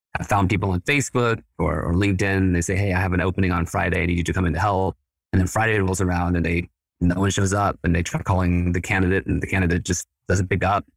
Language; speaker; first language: English; early bilingual, other home language; Spanish